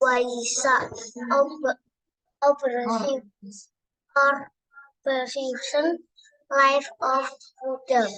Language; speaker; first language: English; non-native, learner; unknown